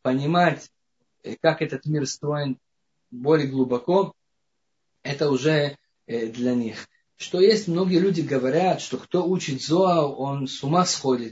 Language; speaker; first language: Russian; non-native, fluent; Hebrew